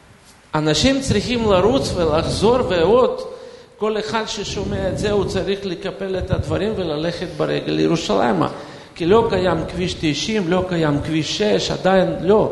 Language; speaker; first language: Hebrew; non-native, fluent; Russian